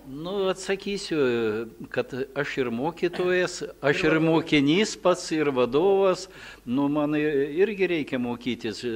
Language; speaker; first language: Lithuanian; early bilingual, heritage; Lithuanian